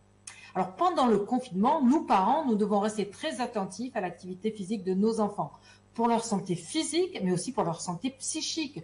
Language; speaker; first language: French; native; French